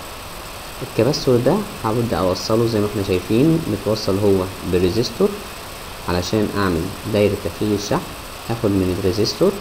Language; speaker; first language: Arabic; native; Arabic